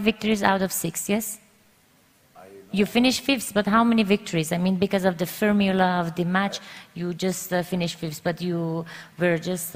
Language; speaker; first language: English; non-native, fluent; Persian